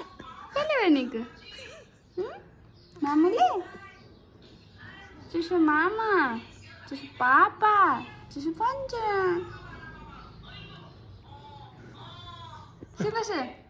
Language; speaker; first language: Chinese; non-native, learner; Nepali